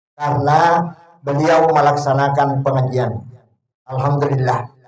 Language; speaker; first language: Indonesian; non-native, local second language; Buginese